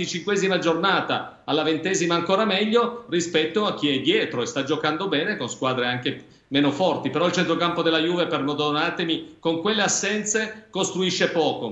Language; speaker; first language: Italian; native; Italian